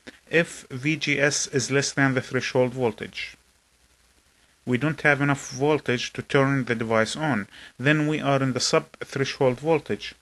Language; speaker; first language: English; non-native, fluent; Arabic